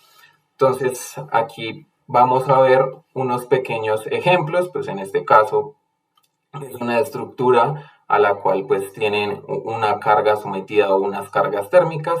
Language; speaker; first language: Spanish; native; Spanish